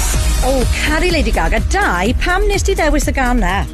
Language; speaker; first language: Welsh; native; Welsh